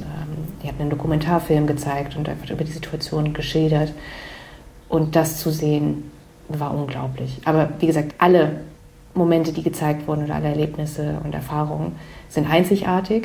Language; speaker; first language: German; native; German